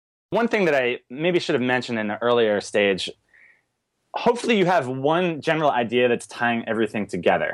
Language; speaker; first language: English; native; English